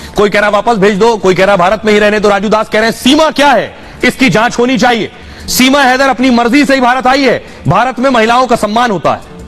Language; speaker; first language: Hindi; native; Hindi